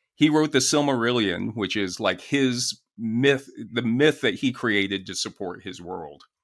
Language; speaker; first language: English; native; English